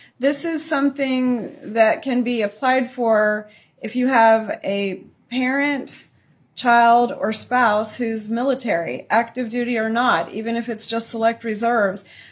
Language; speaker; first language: English; early bilingual, other home language; Spanish